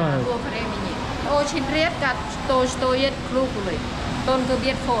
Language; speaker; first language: Russian; non-native, learner; Vietnamese